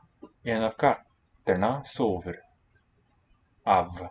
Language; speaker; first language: Swedish; non-native, learner; English